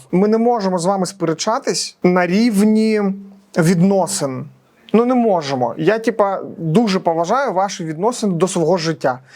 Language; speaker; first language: Ukrainian; native; Ukrainian